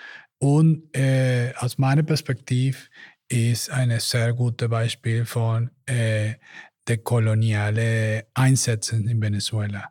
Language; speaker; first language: German; non-native, learner; Spanish